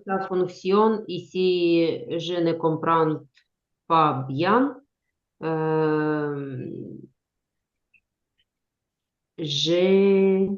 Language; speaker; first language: French; non-native, learner; Ukrainian